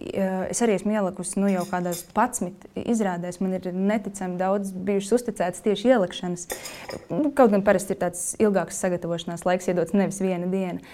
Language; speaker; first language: Latvian; native; Latvian